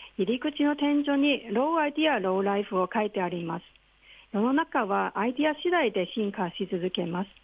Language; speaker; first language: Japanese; non-native, fluent; Cantonese